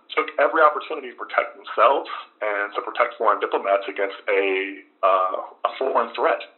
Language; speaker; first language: English; native; English